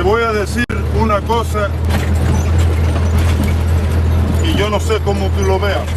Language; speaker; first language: Spanish; native; Spanish